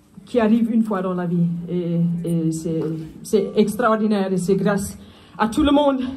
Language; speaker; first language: French; non-native, fluent; Afrikaans